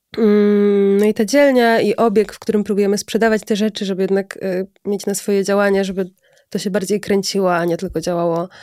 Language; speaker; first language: Polish; native; Polish